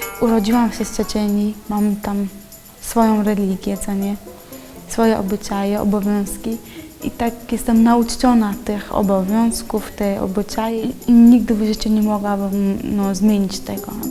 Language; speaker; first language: Polish; non-native, fluent; Chechen